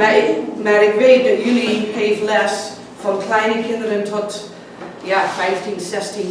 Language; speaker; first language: Dutch; non-native, learner; English